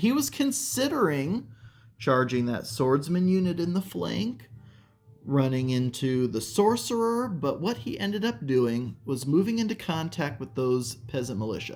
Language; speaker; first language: English; native; English